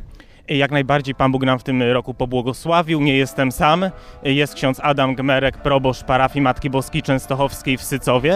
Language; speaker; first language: Polish; native; Polish